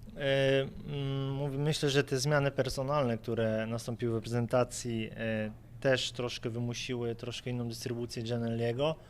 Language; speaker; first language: Polish; native; Polish